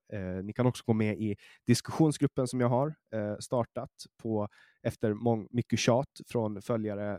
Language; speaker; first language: Swedish; native; Swedish